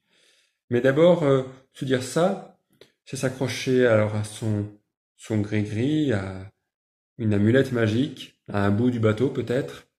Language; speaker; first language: French; native; French